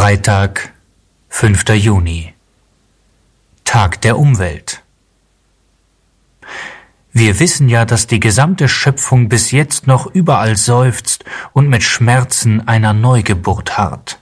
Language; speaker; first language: German; native; German